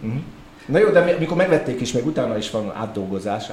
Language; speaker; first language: Hungarian; native; Hungarian